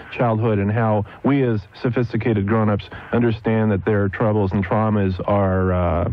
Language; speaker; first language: English; native; English